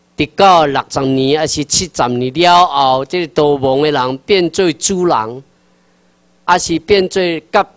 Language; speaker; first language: Chinese; non-native, local second language; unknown